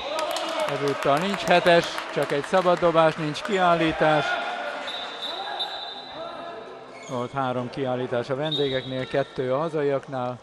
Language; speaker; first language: Hungarian; native; Hungarian